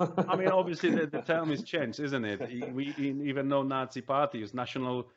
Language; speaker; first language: English; non-native, fluent; Polish